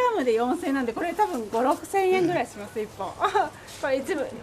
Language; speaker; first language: Japanese; native; Japanese